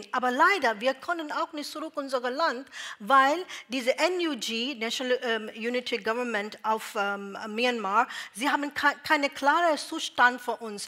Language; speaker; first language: German; non-native, learner; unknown